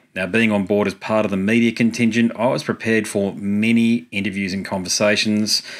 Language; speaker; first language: English; native; English